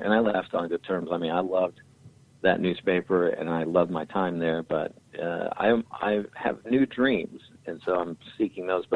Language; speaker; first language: English; native; English